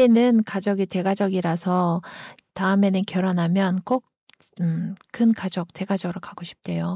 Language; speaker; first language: Korean; non-native, fluent; Kyrgyz